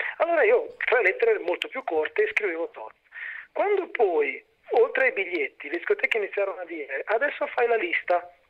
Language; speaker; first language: Italian; native; Italian